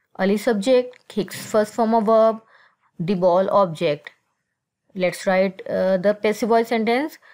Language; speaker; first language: English; non-native, local second language; Urdu